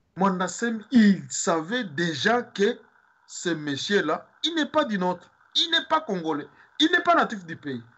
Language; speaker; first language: French; non-native, local second language; Swahili